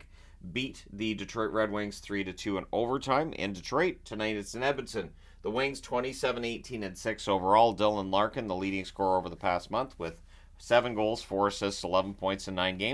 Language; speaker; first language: English; native; English